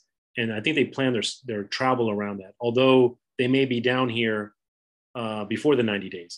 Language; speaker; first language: English; native; English